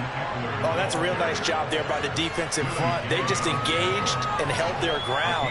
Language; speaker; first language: English; native; English